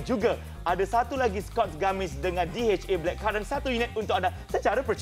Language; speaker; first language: Malay; native; Malay